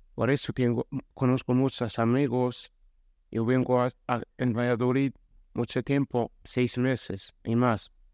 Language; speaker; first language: Spanish; non-native, learner; Arabic